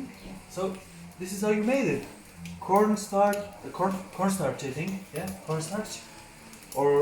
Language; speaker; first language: English; non-native, learner; Romanian